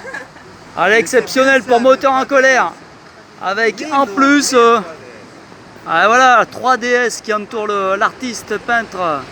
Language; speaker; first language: French; native; French